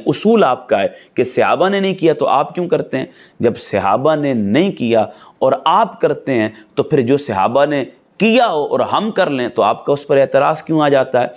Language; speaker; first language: Urdu; non-native, local second language; Punjabi